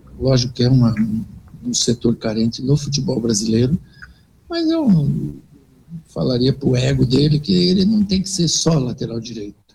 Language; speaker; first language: Portuguese; native; Portuguese